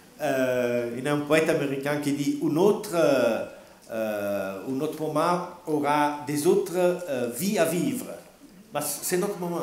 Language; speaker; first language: French; non-native, learner; Italian